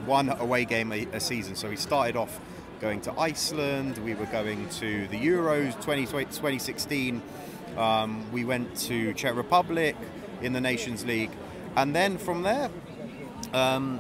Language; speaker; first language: English; native; English